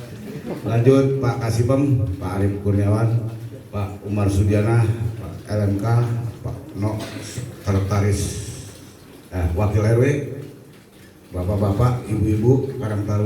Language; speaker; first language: Indonesian; native; Indonesian